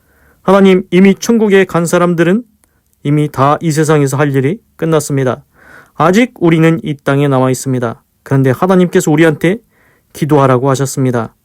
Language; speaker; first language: Korean; native; Korean